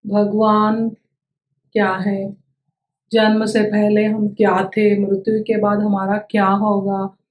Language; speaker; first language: Hindi; non-native, local second language; Telugu